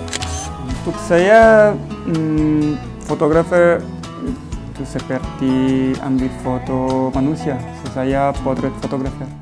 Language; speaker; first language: Indonesian; non-native, learner; Italian